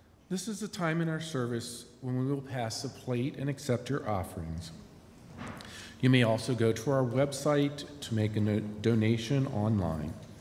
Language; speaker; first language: English; native; English